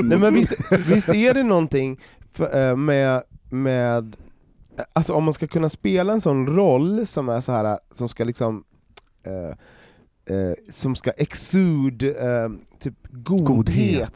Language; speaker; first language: Swedish; native; Swedish